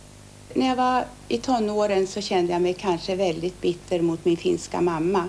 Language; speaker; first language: Swedish; early bilingual, other home language; Finnish